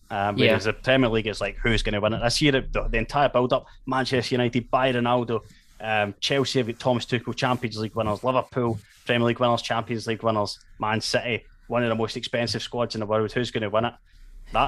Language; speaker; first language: English; native; English